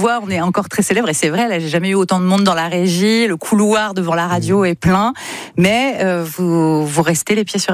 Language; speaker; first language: French; native; French